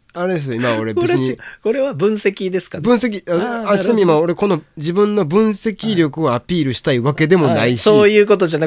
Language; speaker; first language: Japanese; native; Japanese